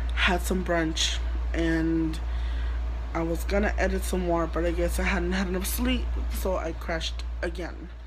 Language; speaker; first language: English; early bilingual, other home language; Spanish